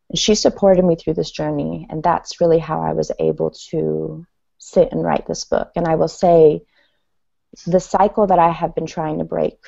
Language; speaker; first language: English; early bilingual, other home language; Persian